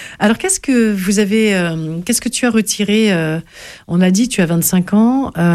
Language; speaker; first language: French; native; French